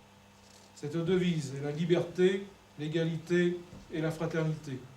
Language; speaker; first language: French; native; French